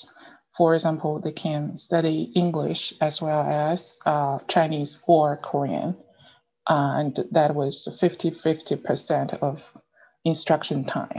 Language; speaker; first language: English; non-native, fluent; Chinese